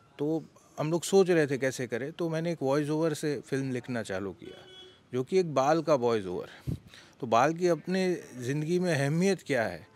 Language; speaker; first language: Hindi; non-native, local second language; Gujarati